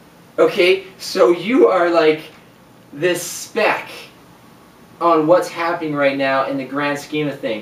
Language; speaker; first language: English; native; English